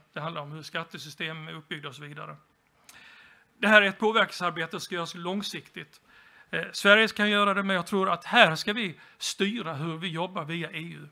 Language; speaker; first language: Swedish; native; Swedish